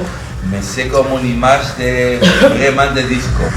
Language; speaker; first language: French; non-native, learner; Spanish